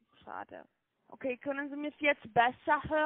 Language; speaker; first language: German; non-native, fluent; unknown